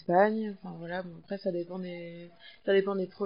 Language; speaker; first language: French; native; French